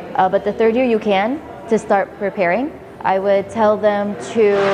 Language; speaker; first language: English; early bilingual, other home language; Arabic